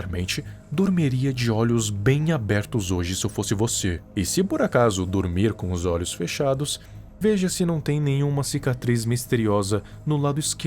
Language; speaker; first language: Portuguese; native; Portuguese